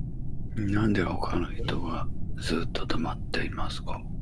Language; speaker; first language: Japanese; non-native, learner; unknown